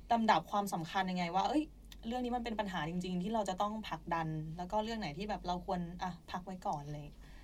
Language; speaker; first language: Thai; native; Thai